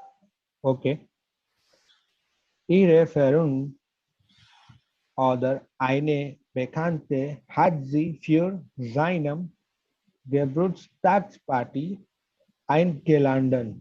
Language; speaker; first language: German; non-native, learner; Gujarati